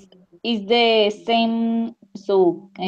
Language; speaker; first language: English; non-native, learner; Spanish